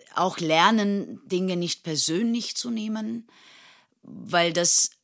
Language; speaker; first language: German; non-native, fluent; Turkish